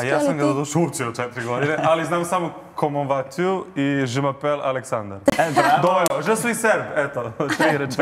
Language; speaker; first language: Bosnian; native; Bosnian